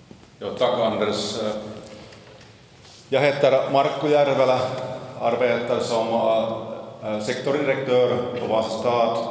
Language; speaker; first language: Swedish; non-native, local second language; Finnish